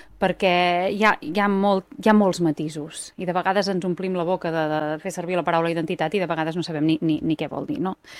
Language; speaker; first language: Catalan; native; Catalan